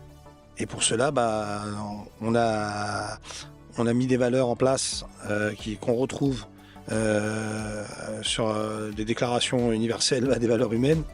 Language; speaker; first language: French; native; French